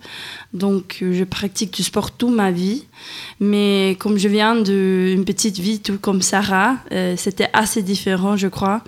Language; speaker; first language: French; non-native, fluent; Swedish